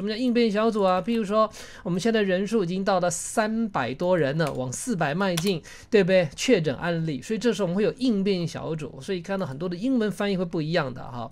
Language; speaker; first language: Chinese; native; Chinese